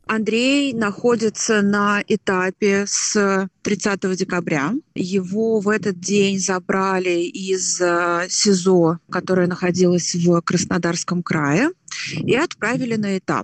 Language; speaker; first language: Russian; native; Russian